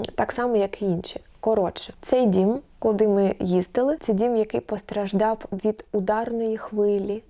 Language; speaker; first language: Ukrainian; non-native, local second language; Russian